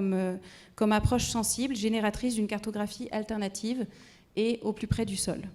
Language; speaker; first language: French; native; French